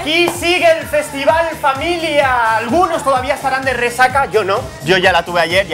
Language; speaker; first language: Spanish; native; Spanish